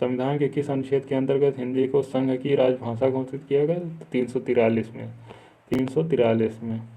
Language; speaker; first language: Hindi; native; Hindi